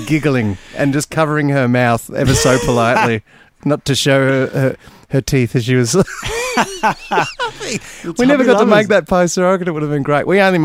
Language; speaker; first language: English; native; English